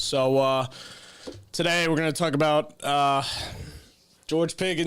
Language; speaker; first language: English; native; English